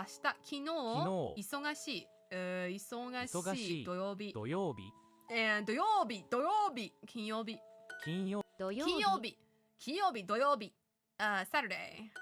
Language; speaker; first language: Japanese; non-native, learner; English